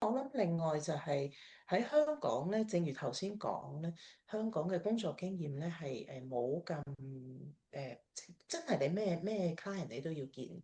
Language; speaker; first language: Cantonese; native; Cantonese